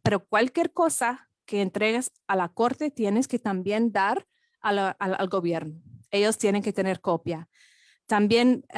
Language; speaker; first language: Spanish; non-native, fluent; English